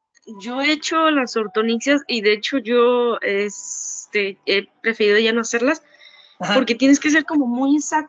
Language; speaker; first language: Spanish; native; Spanish